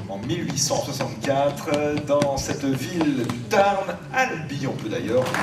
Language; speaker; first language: French; native; French